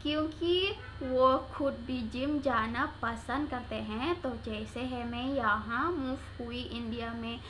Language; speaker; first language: Hindi; non-native, learner; Indonesian